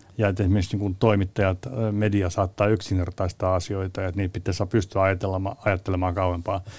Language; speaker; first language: Finnish; native; Finnish